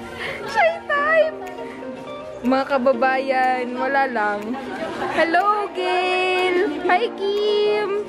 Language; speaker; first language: Filipino; non-native, local second language; Bikol